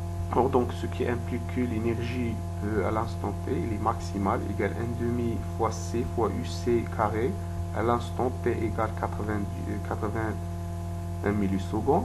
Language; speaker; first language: French; non-native, local second language; Arabic